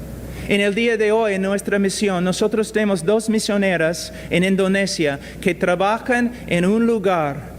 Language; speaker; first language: Spanish; non-native, fluent; English